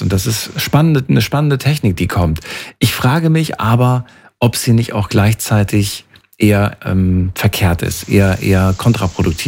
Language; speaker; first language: German; native; German